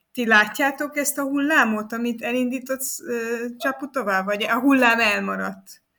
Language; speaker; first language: Hungarian; native; Hungarian